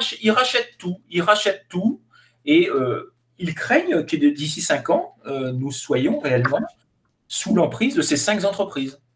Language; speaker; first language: French; native; French